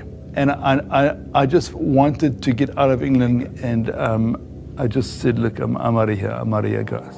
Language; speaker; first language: English; native; English